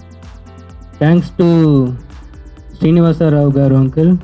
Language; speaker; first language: Telugu; non-native, learner; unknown